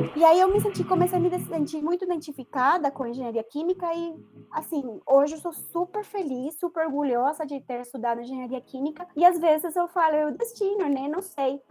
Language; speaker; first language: Portuguese; non-native, fluent; Spanish